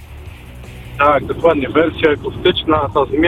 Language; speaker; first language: Polish; native; Polish